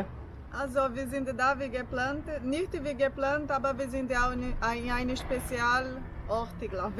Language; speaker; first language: German; non-native, learner; Portuguese